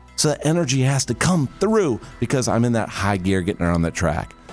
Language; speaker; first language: English; native; English